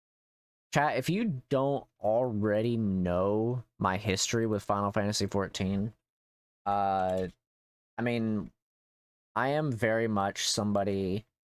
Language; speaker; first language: English; native; English